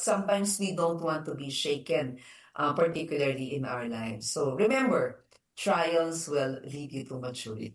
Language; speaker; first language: English; non-native, local second language; Filipino